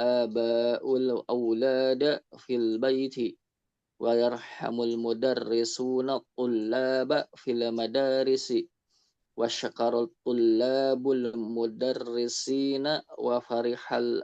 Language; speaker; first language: Arabic; non-native, learner; Indonesian